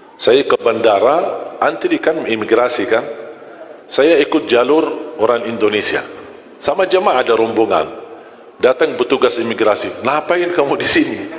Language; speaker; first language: Malay; non-native, fluent; Arabic